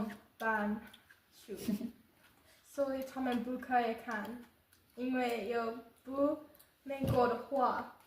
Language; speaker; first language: Chinese; non-native, learner; English